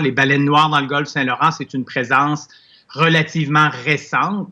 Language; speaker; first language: French; native; French